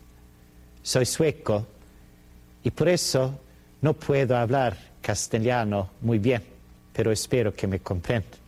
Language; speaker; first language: Spanish; non-native, fluent; Swedish